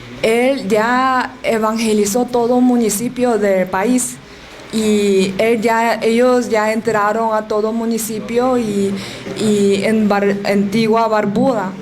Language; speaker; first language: Spanish; non-native, learner; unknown